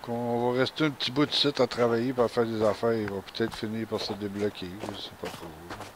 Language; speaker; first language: French; native; French